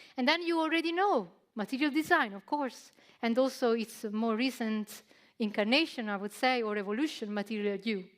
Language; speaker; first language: English; non-native, fluent; Italian